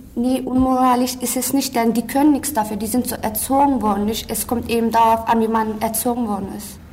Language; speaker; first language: German; early bilingual, other home language; Turkish